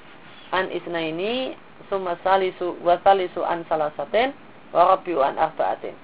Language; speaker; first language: Arabic; non-native, fluent; Indonesian